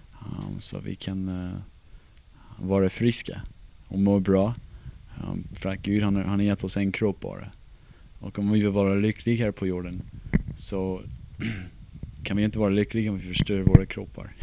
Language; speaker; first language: Swedish; non-native, fluent; English